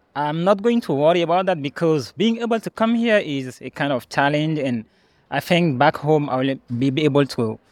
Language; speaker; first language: English; non-native, learner; French